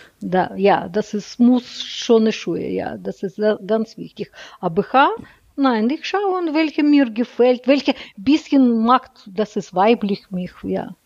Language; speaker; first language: German; non-native, learner; Russian